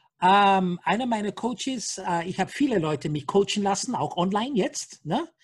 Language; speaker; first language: German; non-native, fluent; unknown